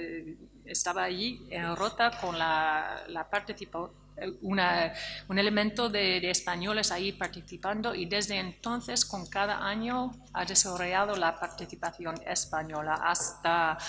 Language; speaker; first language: Spanish; non-native, fluent; English